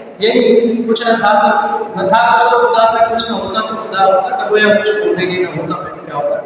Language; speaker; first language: Urdu; native; Urdu